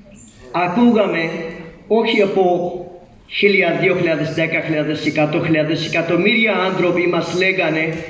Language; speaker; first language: Greek; non-native, learner; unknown